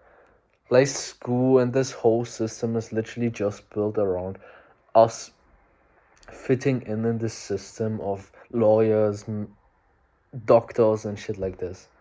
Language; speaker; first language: English; non-native, fluent; German